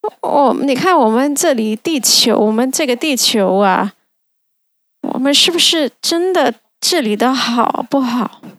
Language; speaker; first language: Chinese; non-native, fluent; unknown